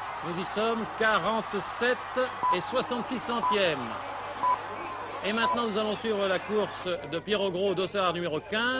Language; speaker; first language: French; native; French